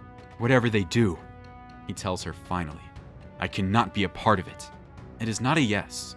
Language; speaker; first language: English; native; English